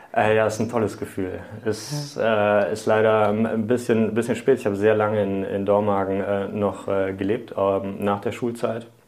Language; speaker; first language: German; early bilingual, other home language; Hungarian